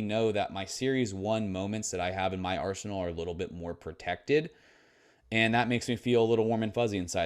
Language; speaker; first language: English; native; English